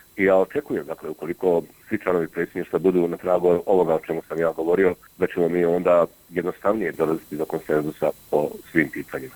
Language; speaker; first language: Bosnian; native; Bosnian